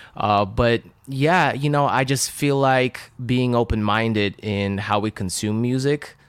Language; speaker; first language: English; non-native, fluent; Russian